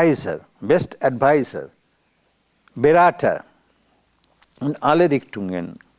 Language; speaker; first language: German; non-native, learner; Bangla